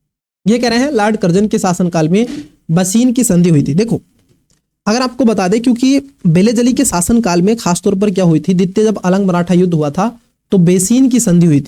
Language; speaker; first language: Hindi; native; Hindi